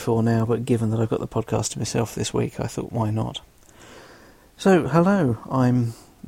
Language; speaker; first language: English; native; English